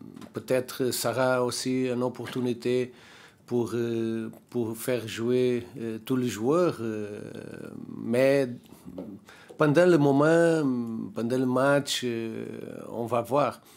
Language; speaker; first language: French; non-native, learner; Portuguese